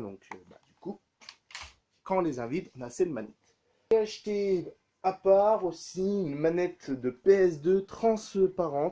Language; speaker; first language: French; native; French